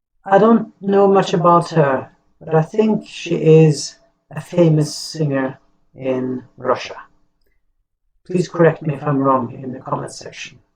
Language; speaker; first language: English; non-native, fluent; Norwegian